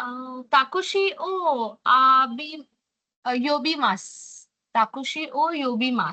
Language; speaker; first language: Japanese; non-native, fluent; Hindi